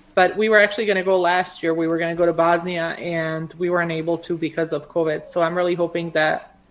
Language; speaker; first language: English; early bilingual, other home language; Croatian